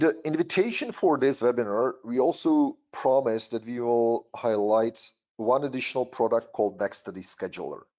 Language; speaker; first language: English; non-native, fluent; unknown